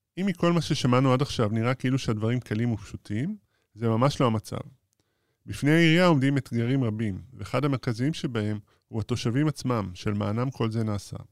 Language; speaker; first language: Hebrew; native; Hebrew